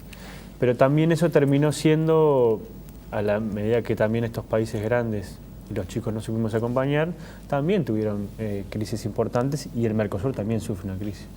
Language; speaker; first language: Spanish; native; Spanish